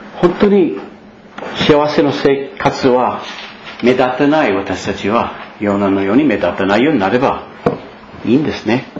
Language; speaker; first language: Japanese; non-native, fluent; English